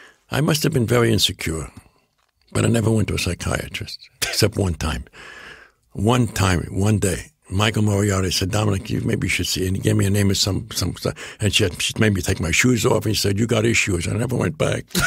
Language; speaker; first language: English; native; English